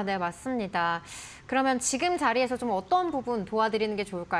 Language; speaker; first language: Korean; native; Korean